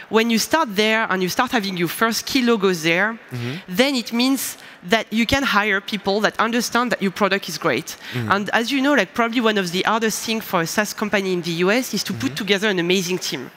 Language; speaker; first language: English; non-native, fluent; French